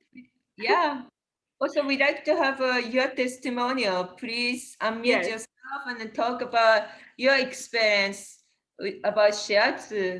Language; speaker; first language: English; non-native, learner; Japanese